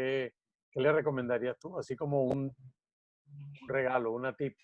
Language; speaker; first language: Spanish; native; Spanish